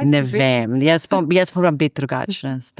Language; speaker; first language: Slovenian; non-native, fluent; English